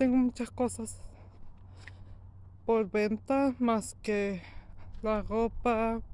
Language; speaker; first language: Spanish; early bilingual, heritage; Spanish